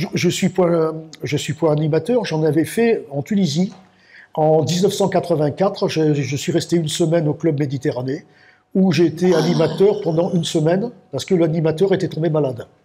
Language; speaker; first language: French; native; French